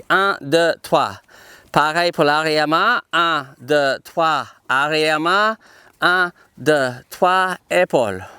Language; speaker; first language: French; non-native, fluent; English